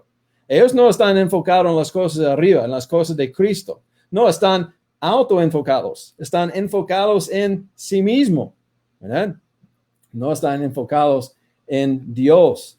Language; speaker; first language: Spanish; non-native, fluent; English